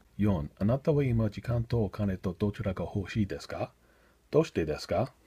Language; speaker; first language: Japanese; non-native, learner; English